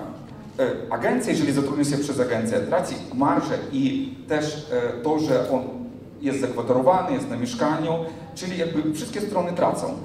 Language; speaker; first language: Polish; non-native, fluent; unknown